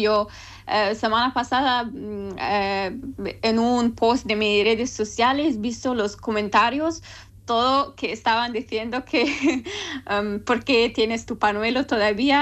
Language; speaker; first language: Spanish; non-native, learner; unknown